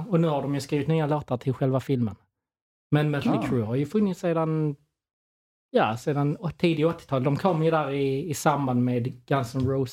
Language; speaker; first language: Swedish; native; Swedish